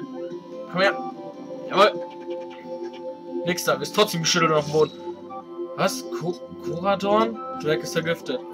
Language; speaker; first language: German; native; German